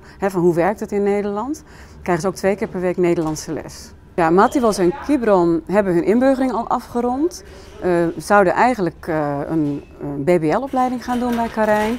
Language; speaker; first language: Dutch; native; Dutch